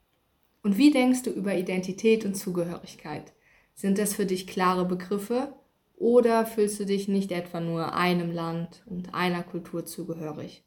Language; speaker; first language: German; native; German